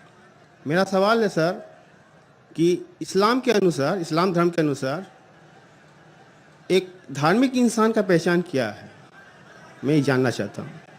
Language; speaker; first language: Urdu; non-native, local second language; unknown